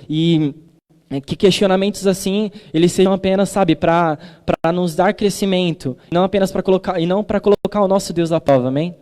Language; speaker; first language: Portuguese; native; Portuguese